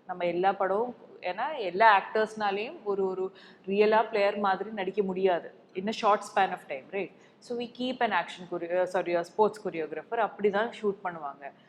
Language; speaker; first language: Tamil; non-native, local second language; Malayalam